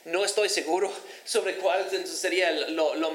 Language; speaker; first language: Spanish; non-native, fluent; English